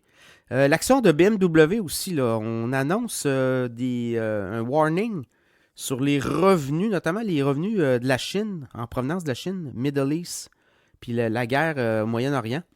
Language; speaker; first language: French; native; French